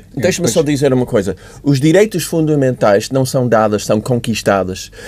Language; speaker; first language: Portuguese; non-native, fluent; English